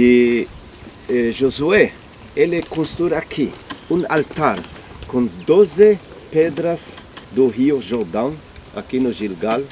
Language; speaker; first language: Portuguese; non-native, learner; Hebrew